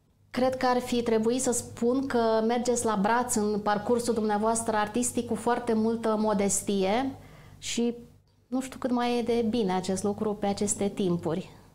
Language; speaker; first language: Romanian; native; Romanian